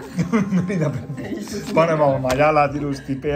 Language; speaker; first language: Estonian; non-native, learner; Spanish